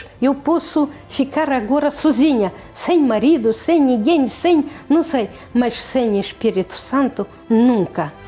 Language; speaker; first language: Portuguese; non-native, fluent; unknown